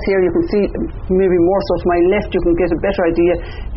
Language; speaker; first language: English; native; English